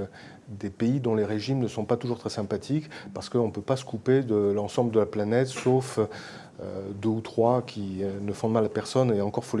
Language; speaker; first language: French; native; French